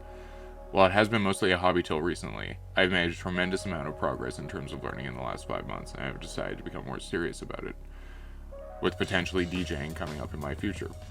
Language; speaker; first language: English; native; English